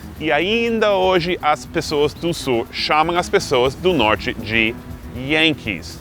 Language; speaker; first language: Portuguese; non-native, fluent; English